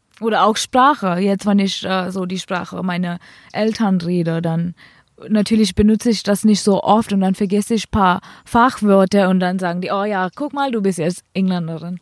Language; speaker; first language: German; non-native, fluent; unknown